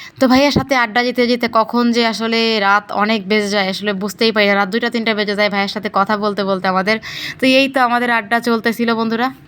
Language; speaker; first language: Bangla; native; Bangla